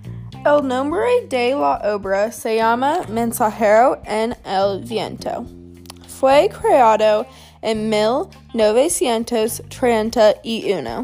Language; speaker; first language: Spanish; non-native, learner; English